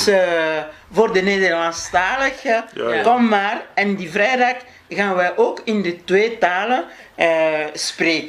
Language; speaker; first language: Dutch; non-native, learner; Lingala